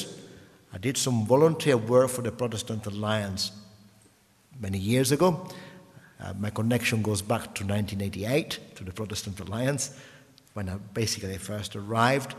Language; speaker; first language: English; non-native, fluent; Italian